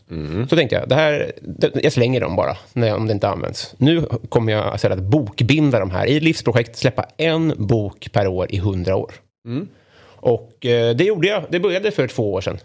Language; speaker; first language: Swedish; native; Swedish